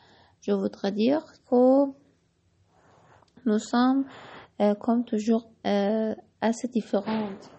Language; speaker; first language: French; non-native, learner; Persian